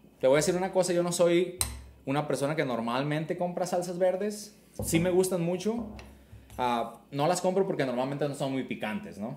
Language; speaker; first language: Spanish; native; Spanish